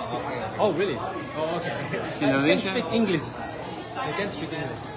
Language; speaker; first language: English; non-native, learner; Indonesian